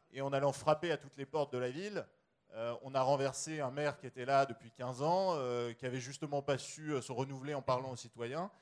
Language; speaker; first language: French; native; French